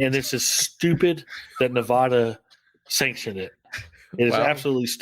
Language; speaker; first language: English; native; English